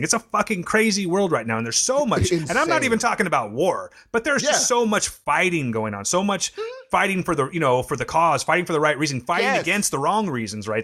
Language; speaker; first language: English; native; English